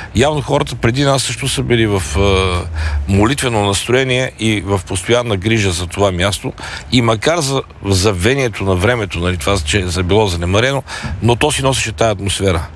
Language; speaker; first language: Bulgarian; native; Bulgarian